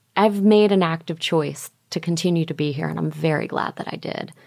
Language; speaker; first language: English; native; English